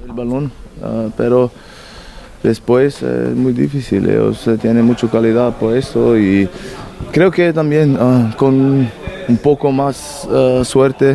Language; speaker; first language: Spanish; non-native, learner; German